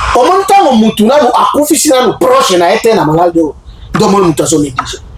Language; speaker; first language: Lingala; non-native, local second language; Swahili